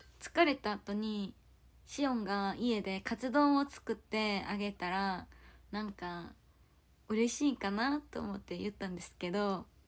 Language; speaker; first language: Japanese; non-native, fluent; Korean